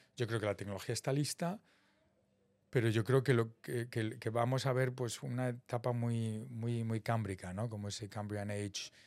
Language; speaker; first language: Spanish; native; Spanish